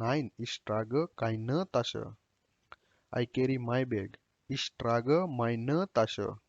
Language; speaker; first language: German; non-native, learner; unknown